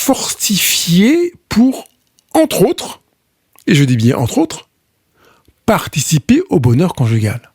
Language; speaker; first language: French; native; French